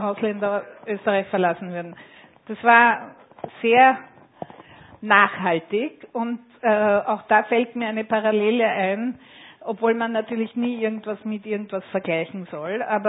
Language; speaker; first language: German; native; German